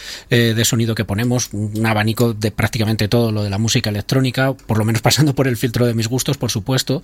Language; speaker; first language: Spanish; native; Spanish